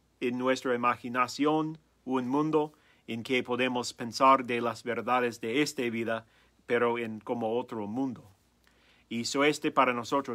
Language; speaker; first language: Spanish; non-native, fluent; English